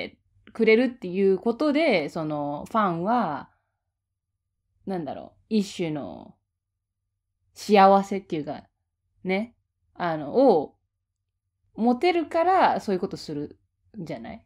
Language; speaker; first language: Japanese; native; Japanese